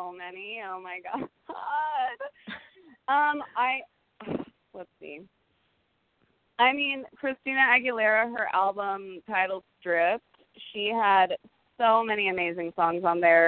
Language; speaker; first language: English; native; English